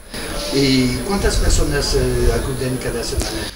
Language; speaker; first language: Spanish; non-native, learner; French